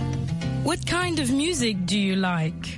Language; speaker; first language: English; non-native, fluent; French